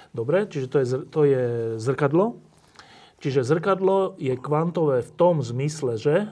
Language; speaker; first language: Slovak; native; Slovak